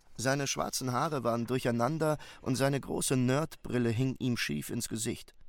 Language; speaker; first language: German; native; German